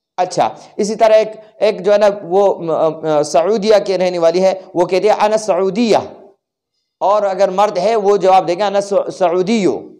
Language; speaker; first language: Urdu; non-native, local second language; Pashto